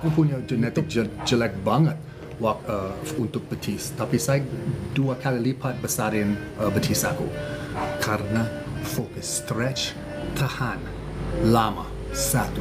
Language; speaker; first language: Indonesian; non-native, learner; English